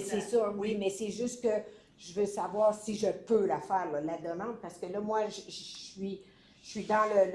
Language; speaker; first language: French; native; French